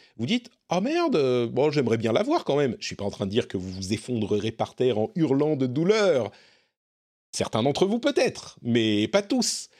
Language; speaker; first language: French; native; French